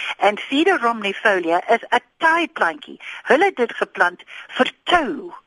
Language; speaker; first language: Afrikaans; non-native, local second language; English